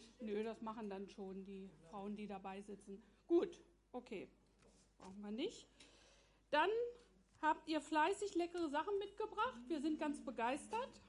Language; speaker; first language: German; native; German